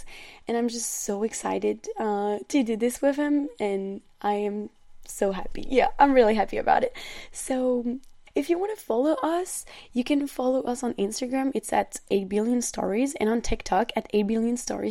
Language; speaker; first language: English; non-native, fluent; French